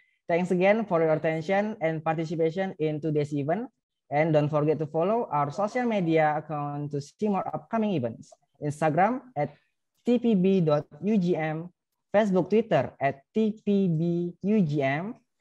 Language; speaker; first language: English; non-native, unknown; Indonesian